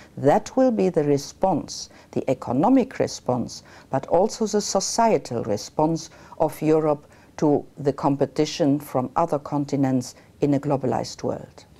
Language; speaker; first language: English; non-native, fluent; Luxembourgish